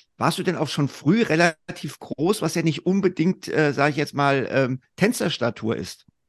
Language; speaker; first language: German; native; German